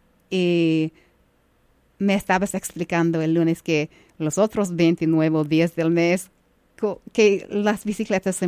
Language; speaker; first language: Spanish; non-native, fluent; English